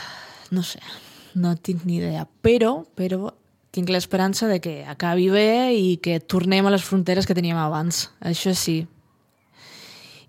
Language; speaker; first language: Catalan; non-native, fluent; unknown